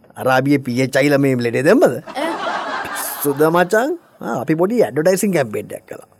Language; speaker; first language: Sinhala; native; Sinhala